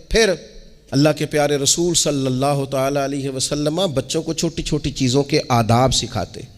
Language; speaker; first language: Urdu; non-native, local second language; Punjabi